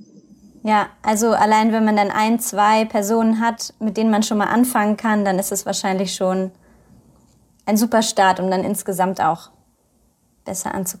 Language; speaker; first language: German; native; German